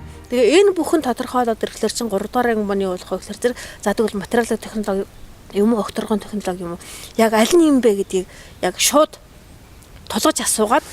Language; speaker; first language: Mongolian; native; Mongolian